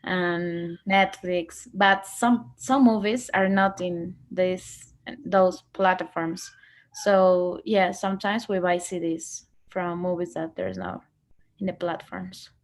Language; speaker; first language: English; non-native, learner; Spanish